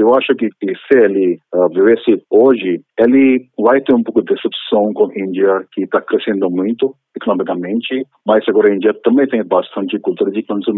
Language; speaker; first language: Portuguese; non-native, fluent; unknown